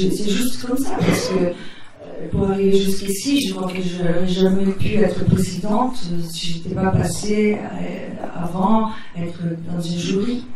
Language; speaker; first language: French; non-native, fluent; Italian